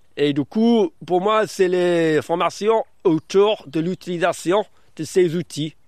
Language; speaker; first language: French; early bilingual, other home language; English